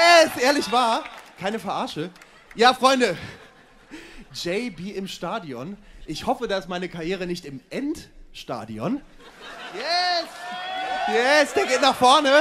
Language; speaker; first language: German; native; German